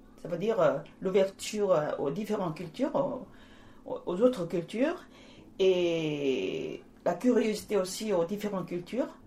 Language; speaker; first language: French; non-native, fluent; Korean